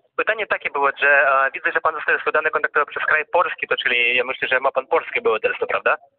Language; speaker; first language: Polish; non-native, fluent; Russian